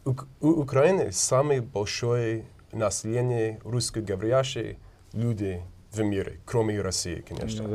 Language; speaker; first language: Russian; non-native, learner; English